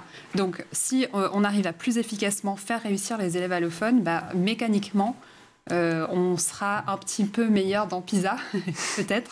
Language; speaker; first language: French; native; French